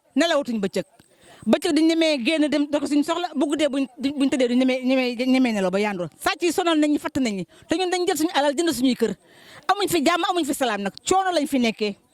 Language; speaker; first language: Wolof; native; Wolof